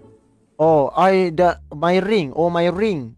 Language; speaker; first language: English; non-native, learner; Malay